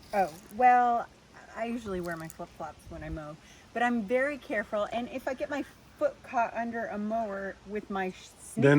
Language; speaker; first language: English; native; English